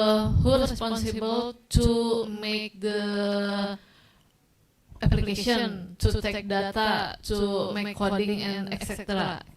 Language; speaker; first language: English; non-native, learner; Indonesian